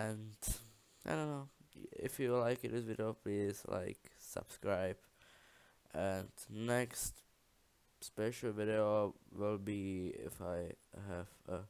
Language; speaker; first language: English; non-native, learner; Czech